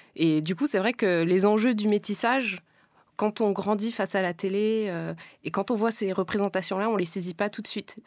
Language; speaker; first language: French; native; French